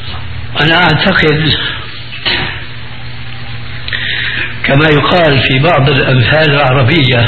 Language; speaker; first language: Arabic; native; Arabic